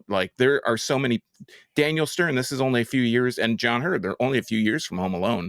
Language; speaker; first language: English; native; English